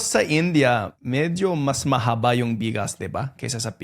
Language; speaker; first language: Filipino; non-native, fluent; English